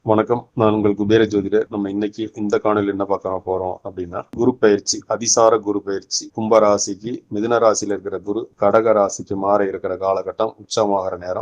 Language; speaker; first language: Tamil; native; Tamil